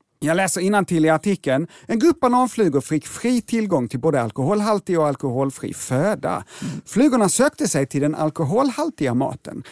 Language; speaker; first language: Swedish; native; Swedish